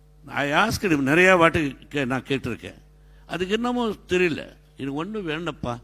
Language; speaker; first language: Tamil; non-native, learner; Telugu